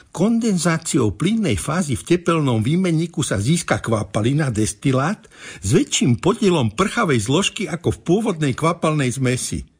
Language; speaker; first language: Slovak; native; Slovak